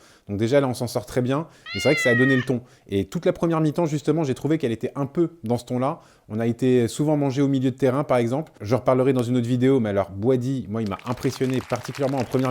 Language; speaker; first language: French; native; French